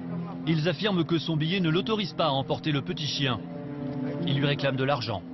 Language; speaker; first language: French; native; French